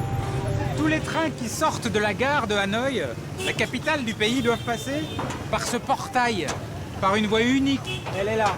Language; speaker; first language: French; native; French